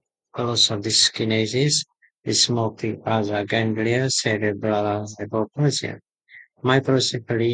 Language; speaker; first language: English; non-native, fluent; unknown